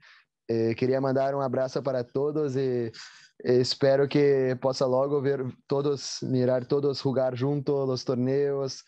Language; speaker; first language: Spanish; non-native, learner; Portuguese